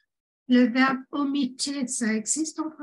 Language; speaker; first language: French; non-native, fluent; English